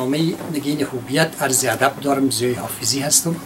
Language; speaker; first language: Persian; native; Persian